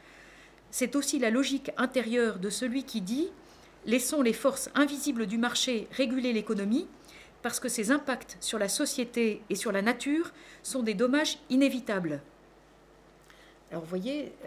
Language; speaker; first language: French; native; French